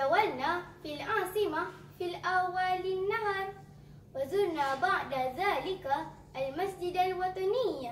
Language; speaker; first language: Arabic; non-native, learner; Malay